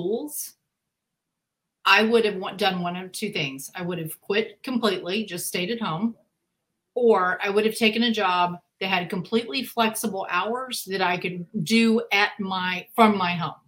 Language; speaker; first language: English; native; English